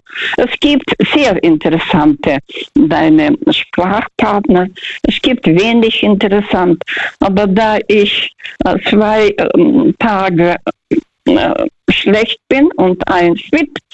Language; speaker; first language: German; early bilingual, other home language; Russian